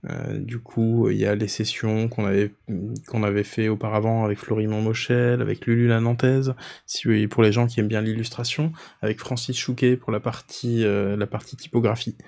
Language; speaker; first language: French; native; French